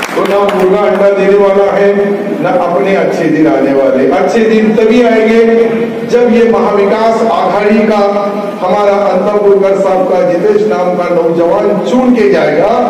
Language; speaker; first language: Hindi; non-native, local second language; Marathi